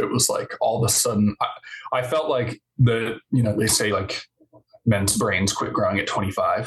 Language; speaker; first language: English; native; English